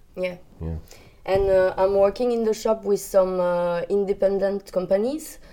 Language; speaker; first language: English; non-native, learner; French